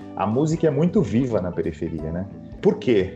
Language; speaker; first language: Portuguese; native; Portuguese